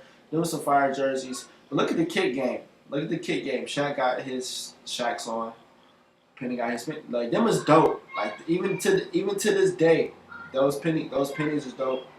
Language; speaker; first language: English; native; English